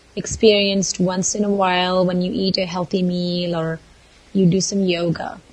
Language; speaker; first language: English; non-native, local second language; Kannada